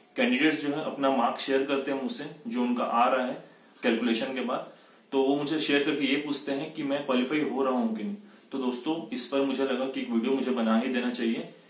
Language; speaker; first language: Hindi; native; Hindi